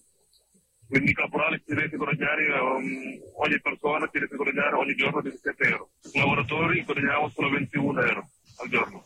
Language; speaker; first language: Italian; non-native, learner; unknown